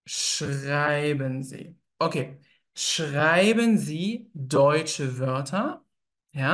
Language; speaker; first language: German; native; German